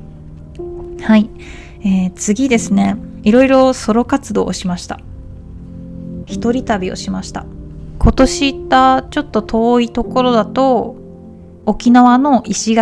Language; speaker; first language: Japanese; native; Japanese